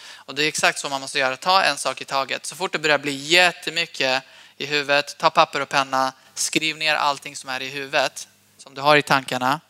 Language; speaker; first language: Swedish; early bilingual, other home language; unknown